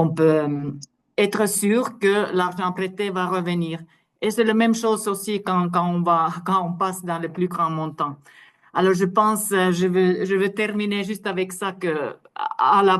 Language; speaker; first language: French; non-native, fluent; Finnish